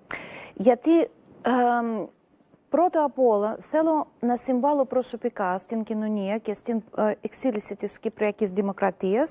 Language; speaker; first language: Greek; non-native, learner; Russian